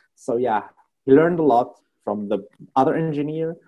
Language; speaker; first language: English; non-native, fluent; Arabic